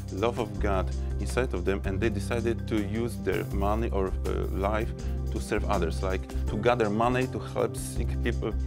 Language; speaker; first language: English; non-native, fluent; Polish